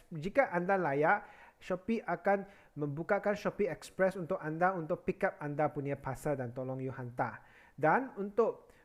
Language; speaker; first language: Malay; non-native, local second language; Chinese